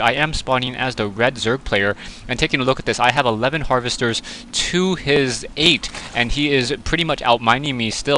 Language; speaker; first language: English; native; English